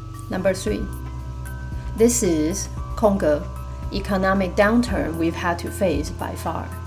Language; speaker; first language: English; non-native, fluent; Chinese